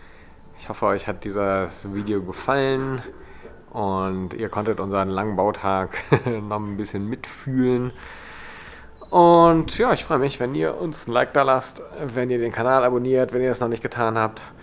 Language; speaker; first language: German; native; German